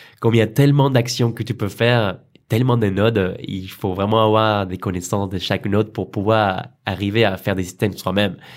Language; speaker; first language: French; non-native, fluent; Spanish